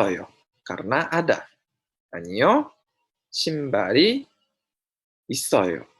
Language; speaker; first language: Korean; non-native, fluent; Indonesian